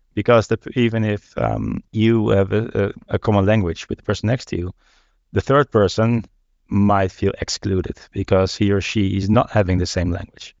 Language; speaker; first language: English; non-native, fluent; Dutch